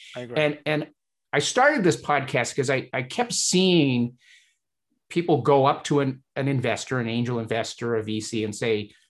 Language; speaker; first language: English; native; English